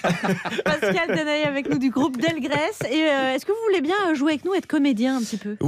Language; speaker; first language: French; native; French